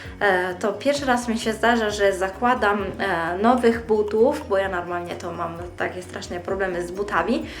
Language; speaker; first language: Polish; early bilingual, heritage; Polish